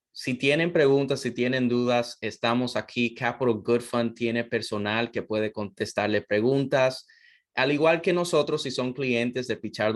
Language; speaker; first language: Spanish; non-native, fluent; English